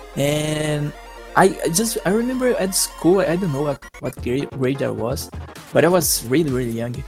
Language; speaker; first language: English; non-native, fluent; Portuguese